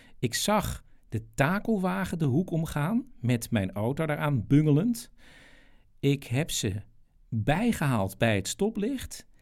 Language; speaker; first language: Dutch; native; Dutch